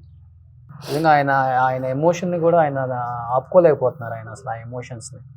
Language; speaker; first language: Telugu; native; Telugu